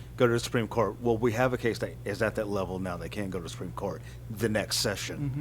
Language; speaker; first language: English; native; English